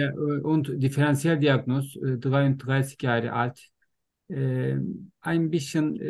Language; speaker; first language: German; non-native, learner; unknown